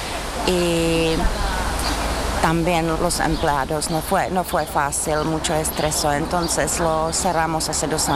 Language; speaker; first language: Spanish; non-native, fluent; Czech